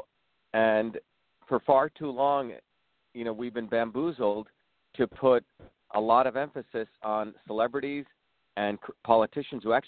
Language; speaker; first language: English; early bilingual, other home language; Tamil